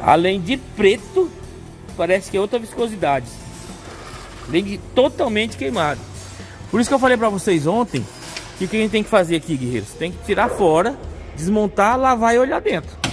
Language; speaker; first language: Portuguese; native; Portuguese